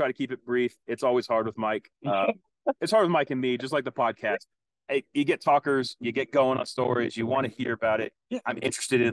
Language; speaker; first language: English; native; English